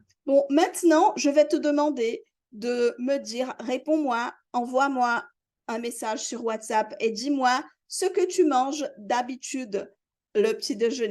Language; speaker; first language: French; non-native, fluent; Portuguese